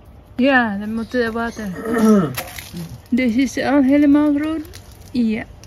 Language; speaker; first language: Dutch; non-native, learner; Filipino